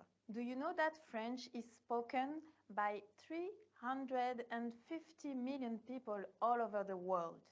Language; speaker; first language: English; non-native, fluent; French